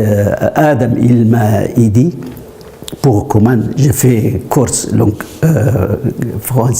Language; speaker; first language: French; non-native, learner; Arabic